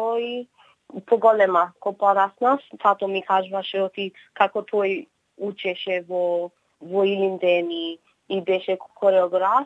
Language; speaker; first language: Macedonian; early bilingual, heritage; Macedonian